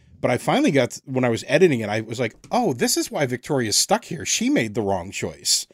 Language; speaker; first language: English; native; English